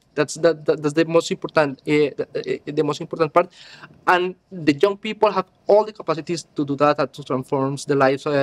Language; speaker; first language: English; non-native, learner; Spanish